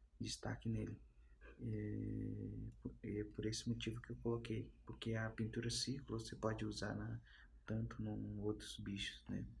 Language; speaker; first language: Portuguese; non-native, local second language; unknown